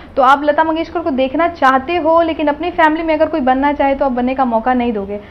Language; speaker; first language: Hindi; native; Hindi